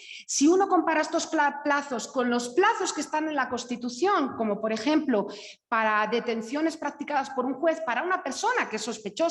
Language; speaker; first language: Spanish; native; Spanish